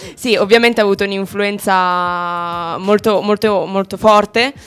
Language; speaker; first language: Italian; native; Italian